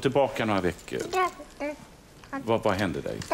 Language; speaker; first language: Swedish; native; Swedish